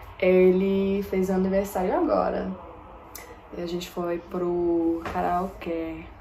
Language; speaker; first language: Portuguese; non-native, fluent; English